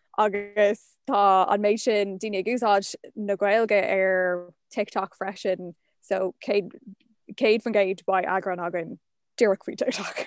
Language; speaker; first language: Irish; non-native, local second language; English